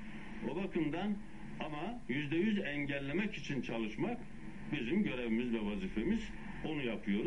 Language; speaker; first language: Turkish; native; Turkish